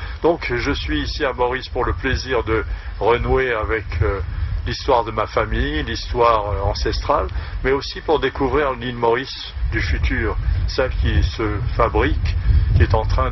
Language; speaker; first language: French; native; French